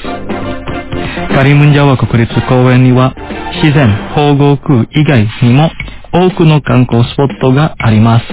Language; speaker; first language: Japanese; non-native, fluent; Indonesian